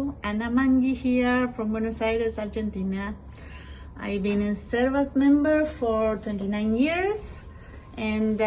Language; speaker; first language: English; non-native, fluent; Spanish